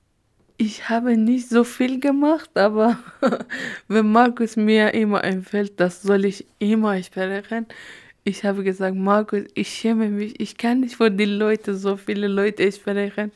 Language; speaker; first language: German; non-native, learner; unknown